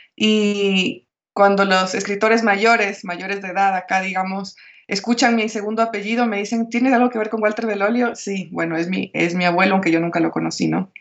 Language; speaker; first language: Spanish; native; Spanish